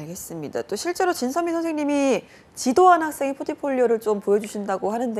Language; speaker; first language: Korean; native; Korean